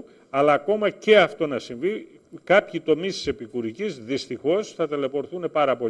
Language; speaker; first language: Greek; native; Greek